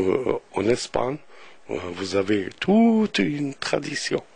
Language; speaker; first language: French; non-native, local second language; Arabic